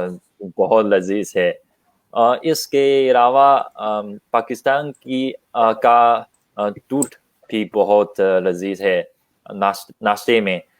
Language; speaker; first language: Hindi; non-native, learner; Chinese